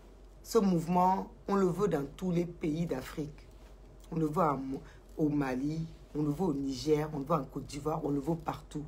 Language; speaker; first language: French; non-native, local second language; Wolof